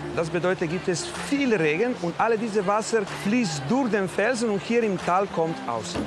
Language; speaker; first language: German; non-native, learner; Slovenian